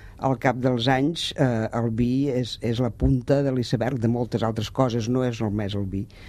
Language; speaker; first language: Catalan; native; Catalan